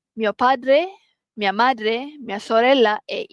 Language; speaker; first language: Italian; non-native, learner; Malay